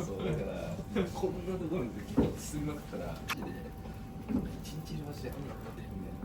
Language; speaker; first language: Japanese; native; Japanese